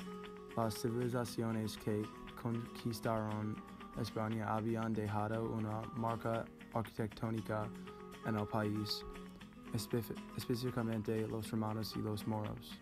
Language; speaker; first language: Spanish; non-native, learner; English